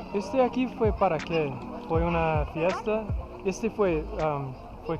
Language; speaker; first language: Spanish; non-native, learner; English